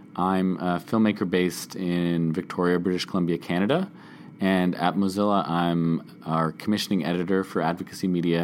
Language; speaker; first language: English; native; English